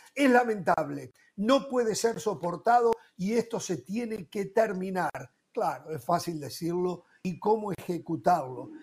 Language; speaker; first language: Spanish; native; Spanish